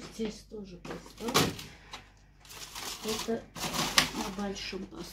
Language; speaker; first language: Russian; non-native, learner; Armenian